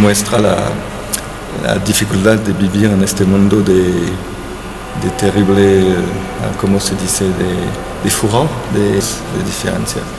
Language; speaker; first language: Spanish; non-native, learner; French